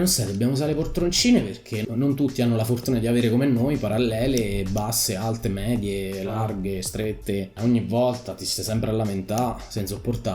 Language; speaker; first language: Italian; native; Italian